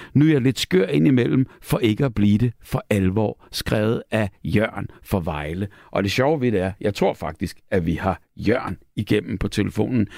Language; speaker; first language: Danish; native; Danish